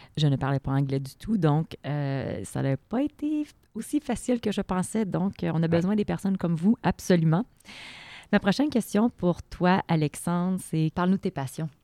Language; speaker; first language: French; native; French